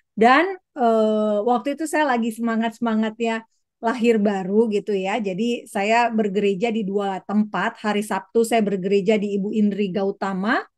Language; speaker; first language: Indonesian; native; Indonesian